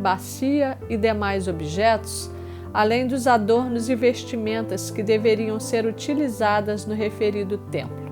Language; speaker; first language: Portuguese; native; Portuguese